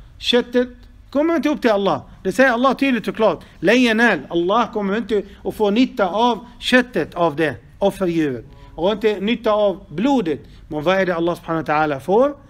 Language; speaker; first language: Swedish; non-native, fluent; Arabic